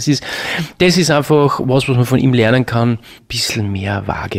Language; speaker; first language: German; native; German